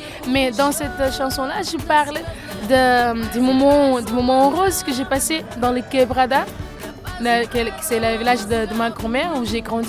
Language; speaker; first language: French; non-native, fluent; Kabuverdianu